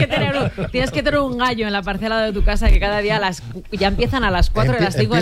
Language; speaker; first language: Spanish; native; Spanish